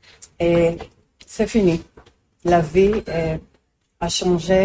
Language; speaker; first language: French; non-native, learner; Hebrew